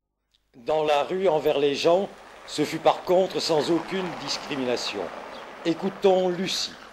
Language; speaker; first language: French; native; French